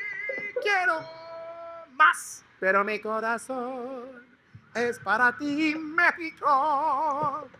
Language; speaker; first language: Spanish; non-native, learner; English